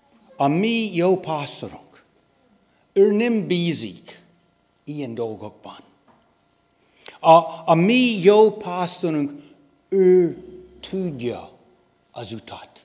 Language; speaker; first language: Hungarian; non-native, learner; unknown